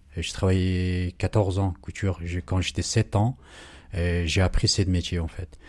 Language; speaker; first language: French; non-native, fluent; Urdu